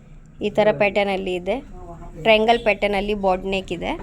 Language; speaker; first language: Kannada; non-native, local second language; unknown